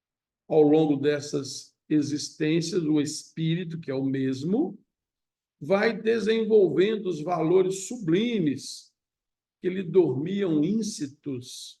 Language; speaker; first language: Portuguese; native; Portuguese